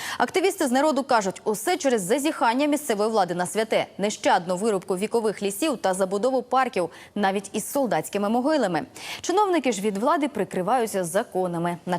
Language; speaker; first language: Ukrainian; native; Ukrainian